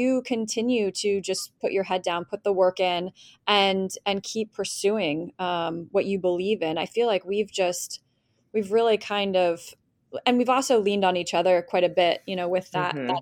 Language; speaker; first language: English; native; English